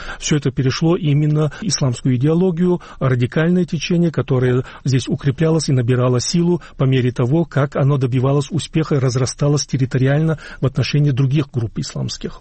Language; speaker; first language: Russian; non-native, local second language; Chechen